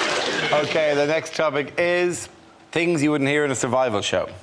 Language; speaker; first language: English; native; English